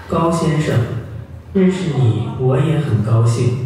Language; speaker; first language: Chinese; non-native, learner; Vietnamese